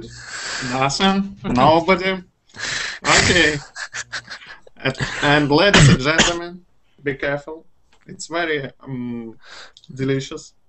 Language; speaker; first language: English; non-native, fluent; Russian